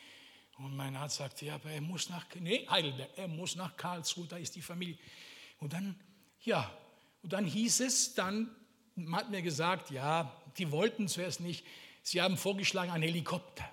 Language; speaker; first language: German; non-native, fluent; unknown